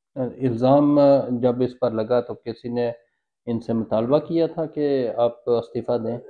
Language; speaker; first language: Urdu; native; Urdu